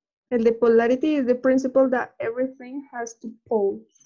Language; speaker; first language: English; non-native, fluent; Spanish